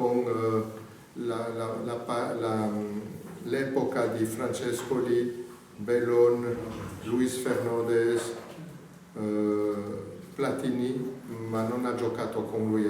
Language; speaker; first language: Italian; native; Italian